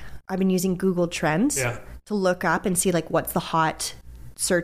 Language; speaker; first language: English; native; English